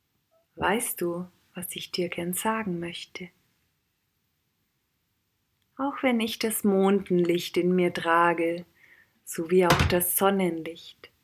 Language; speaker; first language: German; native; German